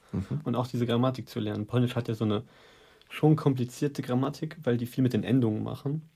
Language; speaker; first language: German; native; German